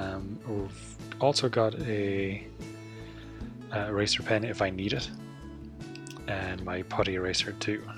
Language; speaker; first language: English; native; English